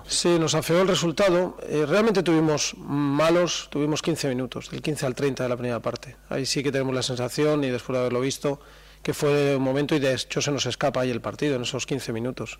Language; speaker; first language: Spanish; native; Spanish